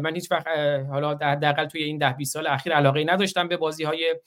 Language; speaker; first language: Persian; non-native, local second language; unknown